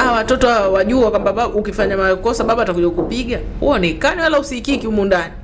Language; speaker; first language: Swahili; native; Swahili